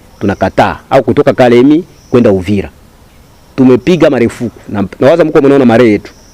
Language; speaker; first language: Swahili; native; Swahili